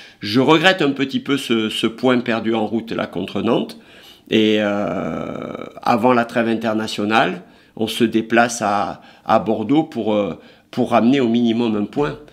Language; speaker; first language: French; native; French